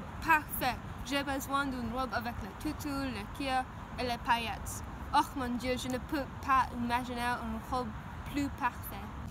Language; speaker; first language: French; non-native, learner; English